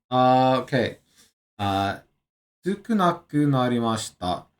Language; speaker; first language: Japanese; non-native, learner; English